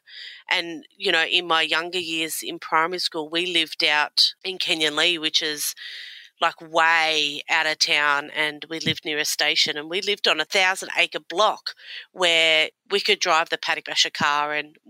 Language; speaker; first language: English; native; English